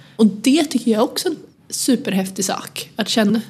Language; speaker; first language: Swedish; native; Swedish